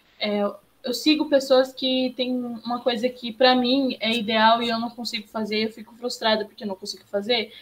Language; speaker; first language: Portuguese; native; Portuguese